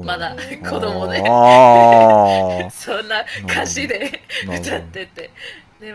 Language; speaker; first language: Japanese; non-native, learner; Spanish